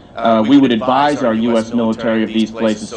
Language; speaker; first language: English; native; English